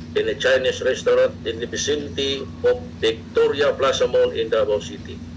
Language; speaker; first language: English; non-native, local second language; Cebuano